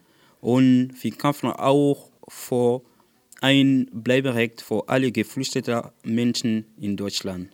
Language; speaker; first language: German; non-native, fluent; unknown